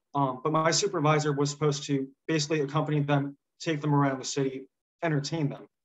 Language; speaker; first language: English; native; English